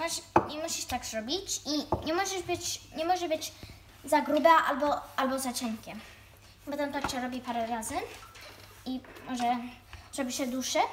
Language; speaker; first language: Polish; early bilingual, heritage; Polish